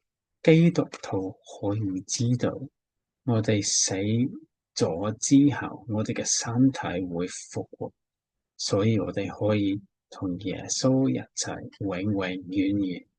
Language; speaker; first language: Cantonese; non-native, fluent; English